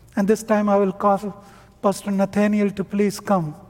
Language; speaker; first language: English; non-native, local second language; Hindi